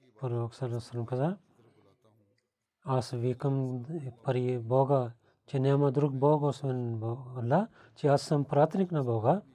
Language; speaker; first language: Bulgarian; non-native, fluent; Urdu